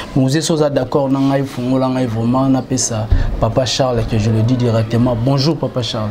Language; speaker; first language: Lingala; native; Lingala